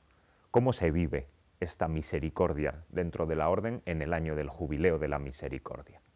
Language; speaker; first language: Spanish; native; Spanish